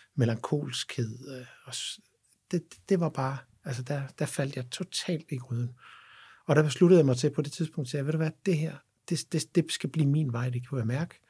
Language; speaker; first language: Danish; native; Danish